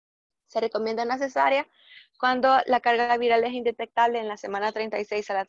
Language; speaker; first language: Spanish; native; Spanish